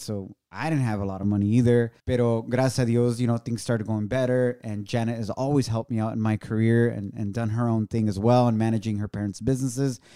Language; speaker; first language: English; early bilingual, other home language; Spanish